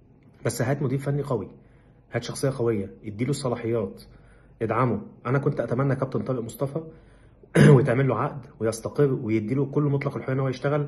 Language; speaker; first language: Arabic; native; Arabic